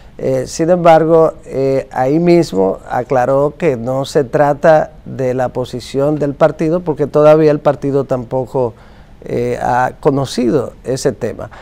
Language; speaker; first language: Spanish; native; Spanish